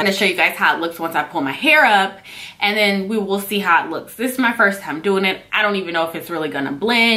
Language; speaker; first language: English; native; English